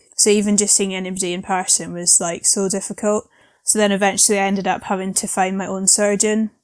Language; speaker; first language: English; native; English